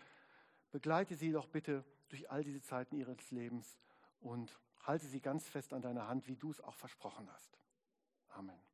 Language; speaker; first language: German; native; German